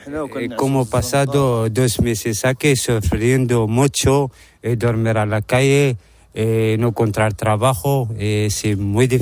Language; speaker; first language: Spanish; non-native, learner; Arabic